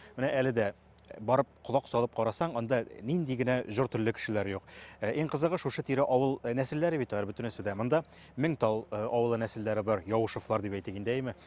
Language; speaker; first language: Tatar; native; Tatar